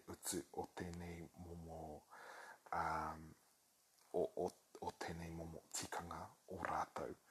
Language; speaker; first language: Māori; non-native, local second language; English